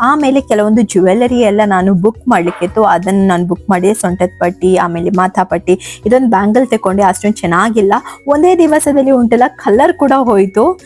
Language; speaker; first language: Kannada; non-native, local second language; Tulu